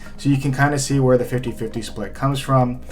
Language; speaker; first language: English; native; English